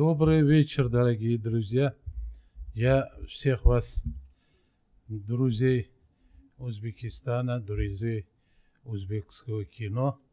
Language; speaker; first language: Russian; non-native, local second language; Uzbek